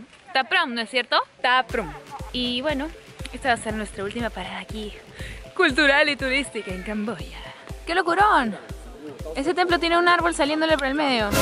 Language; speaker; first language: Spanish; native; Spanish